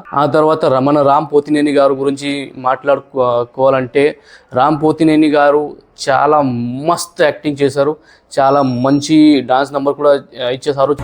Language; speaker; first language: Telugu; non-native, learner; Marathi